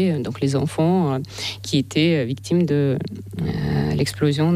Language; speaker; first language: French; non-native, fluent; Russian